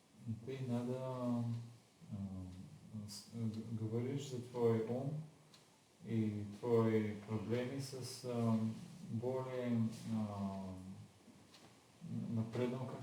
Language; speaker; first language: Russian; non-native, learner; Bulgarian